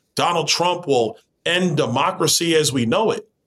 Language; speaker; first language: English; native; English